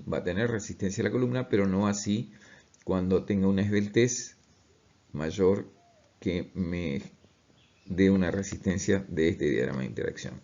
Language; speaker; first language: Spanish; native; Spanish